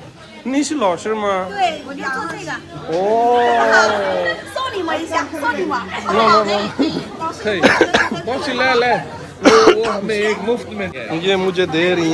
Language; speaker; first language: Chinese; non-native, learner; Urdu